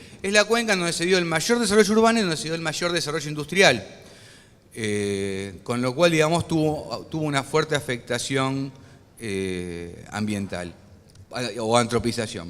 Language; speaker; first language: Spanish; native; Spanish